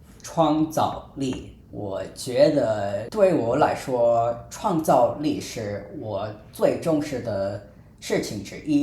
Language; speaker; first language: Chinese; non-native, fluent; English